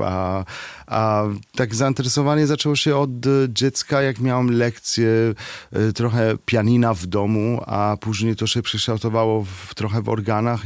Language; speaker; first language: Polish; non-native, fluent; Arabic